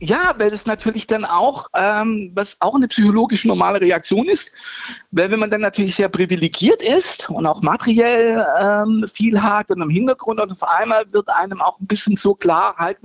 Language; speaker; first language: German; native; German